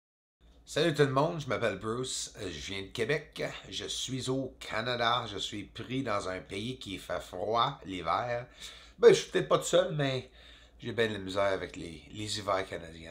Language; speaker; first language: French; native; French